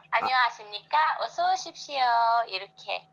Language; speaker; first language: Korean; non-native, learner; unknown